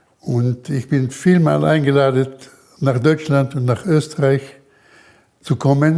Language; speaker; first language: German; early bilingual, heritage; German